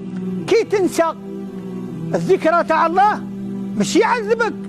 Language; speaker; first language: Arabic; native; Arabic